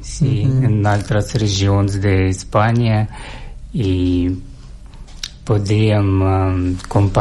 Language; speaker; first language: Catalan; non-native, learner; Russian